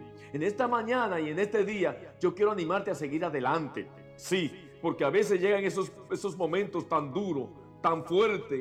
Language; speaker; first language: Spanish; native; Spanish